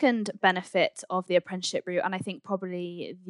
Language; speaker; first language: English; native; English